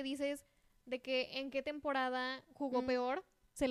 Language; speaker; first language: Spanish; native; Spanish